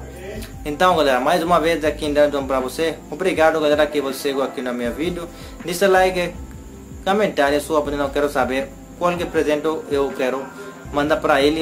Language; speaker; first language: Portuguese; non-native, learner; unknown